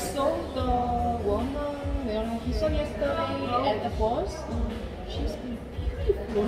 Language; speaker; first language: English; non-native, learner; Korean